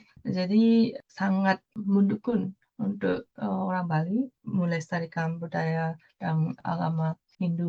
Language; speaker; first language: Indonesian; non-native, fluent; Japanese